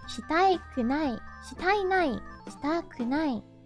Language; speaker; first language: Japanese; non-native, learner; English